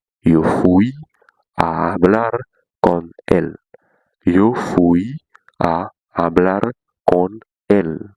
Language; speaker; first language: Spanish; non-native, fluent; Haitian Creole